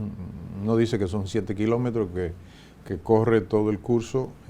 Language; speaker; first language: Spanish; native; Spanish